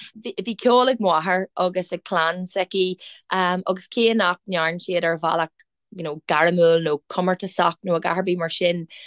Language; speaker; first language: Irish; non-native, local second language; English